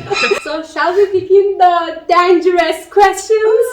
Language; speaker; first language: English; non-native, local second language; Persian